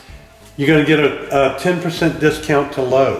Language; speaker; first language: English; native; English